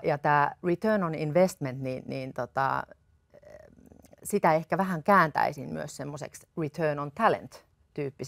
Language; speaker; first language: Finnish; native; Finnish